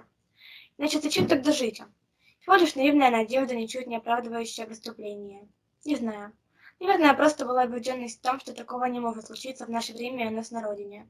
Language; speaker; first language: Russian; native; Russian